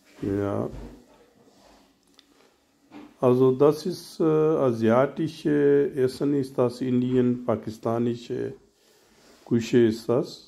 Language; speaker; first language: German; non-native, learner; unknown